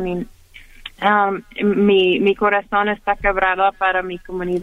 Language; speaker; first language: Spanish; early bilingual, heritage; Spanish